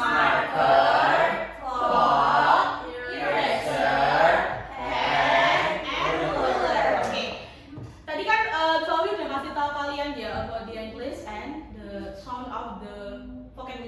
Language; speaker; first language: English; non-native, learner; Indonesian